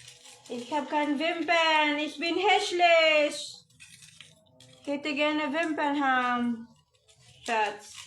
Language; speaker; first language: German; non-native, learner; Filipino